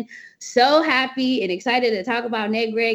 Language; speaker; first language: English; native; English